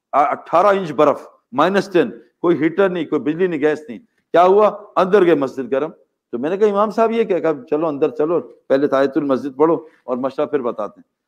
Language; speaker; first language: Urdu; native; Urdu